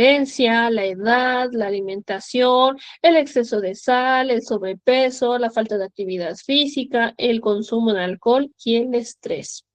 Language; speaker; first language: Spanish; native; Spanish